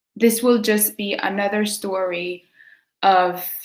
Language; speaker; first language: English; early bilingual, other home language; Quechua